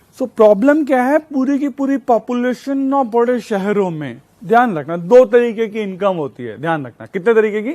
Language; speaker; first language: Hindi; native; Hindi